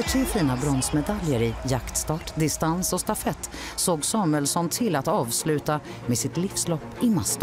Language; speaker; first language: Swedish; native; Swedish